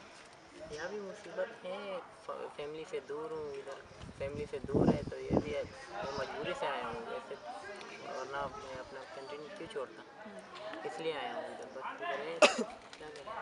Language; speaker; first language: Hindi; non-native, fluent; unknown